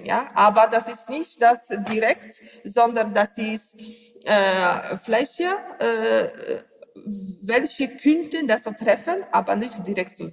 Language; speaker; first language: German; non-native, learner; Polish